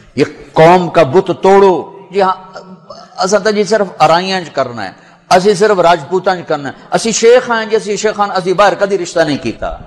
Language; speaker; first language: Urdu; non-native, local second language; Punjabi